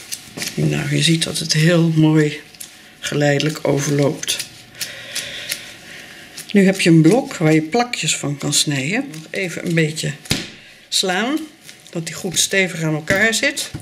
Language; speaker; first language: Dutch; native; Dutch